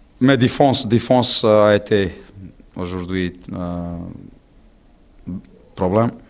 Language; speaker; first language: French; non-native, learner; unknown